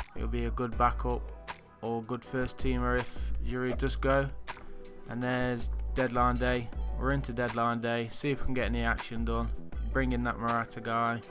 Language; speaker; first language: English; native; English